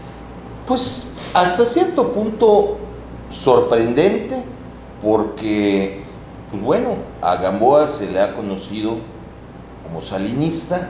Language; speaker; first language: Spanish; native; Spanish